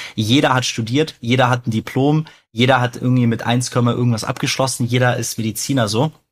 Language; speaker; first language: German; early bilingual, other home language; Russian